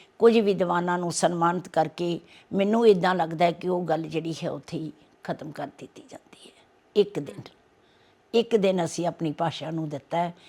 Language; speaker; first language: Punjabi; native; Punjabi